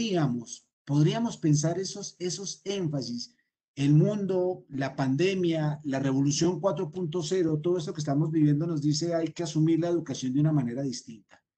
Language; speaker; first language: Spanish; native; Spanish